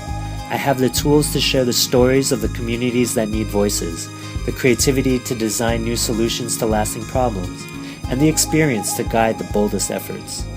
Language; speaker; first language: English; early bilingual, other home language; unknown